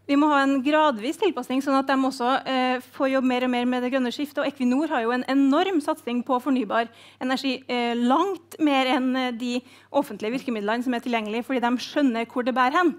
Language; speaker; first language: Norwegian; native; Norwegian